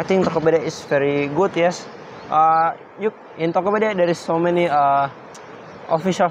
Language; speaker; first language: English; non-native, learner; Indonesian